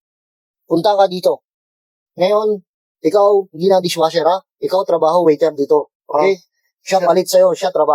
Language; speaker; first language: Filipino; non-native, learner; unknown